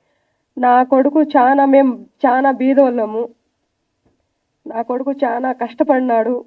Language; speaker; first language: Telugu; non-native, local second language; Lambadi